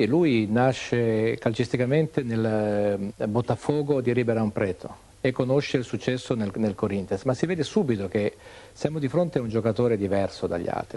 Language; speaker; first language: Italian; native; Italian